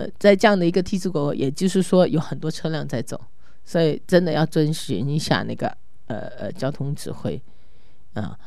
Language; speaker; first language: Chinese; native; Chinese